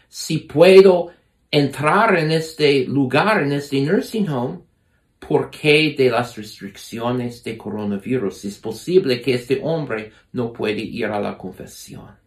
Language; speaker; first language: Spanish; non-native, fluent; English